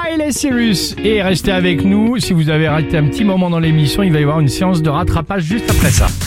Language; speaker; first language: French; native; French